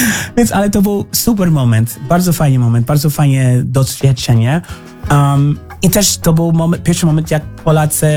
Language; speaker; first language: Polish; non-native, learner; English